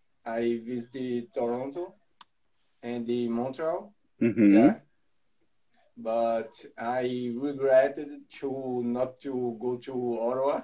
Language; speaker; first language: English; non-native, learner; Portuguese